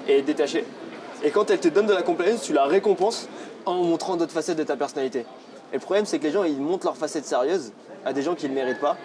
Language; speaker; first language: French; native; French